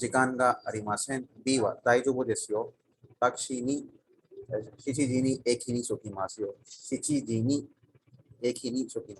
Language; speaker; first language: Japanese; non-native, fluent; Urdu